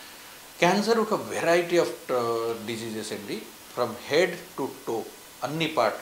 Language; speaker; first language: Telugu; non-native, fluent; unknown